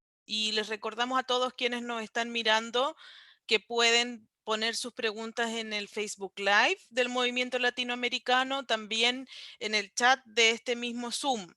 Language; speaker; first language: Spanish; native; Spanish